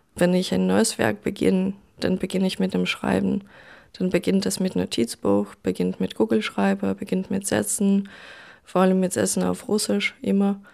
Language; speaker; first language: German; non-native, fluent; Russian